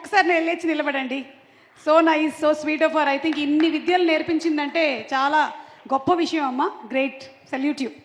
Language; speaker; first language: Telugu; native; Telugu